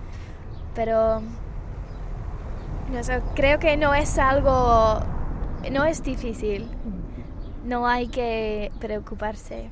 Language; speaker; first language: Spanish; non-native, fluent; English